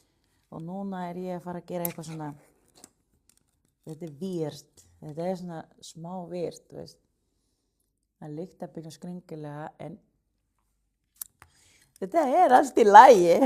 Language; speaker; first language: Icelandic; non-native, learner; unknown